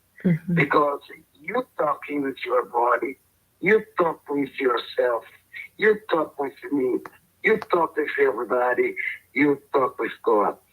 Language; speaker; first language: English; non-native, learner; Portuguese